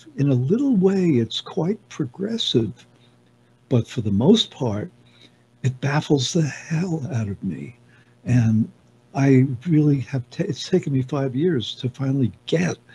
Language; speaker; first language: English; native; English